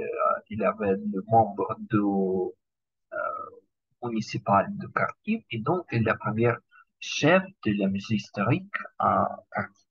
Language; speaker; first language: French; non-native, learner; Ukrainian